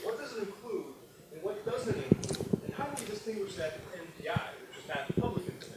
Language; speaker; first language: English; native; English